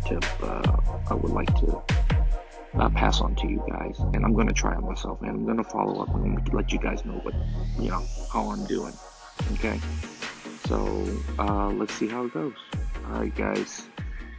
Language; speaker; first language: English; early bilingual, other home language; Chinese